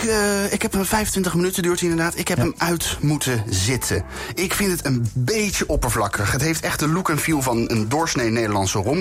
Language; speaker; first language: Dutch; native; Dutch